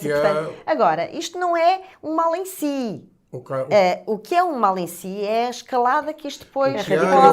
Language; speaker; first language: Portuguese; native; Portuguese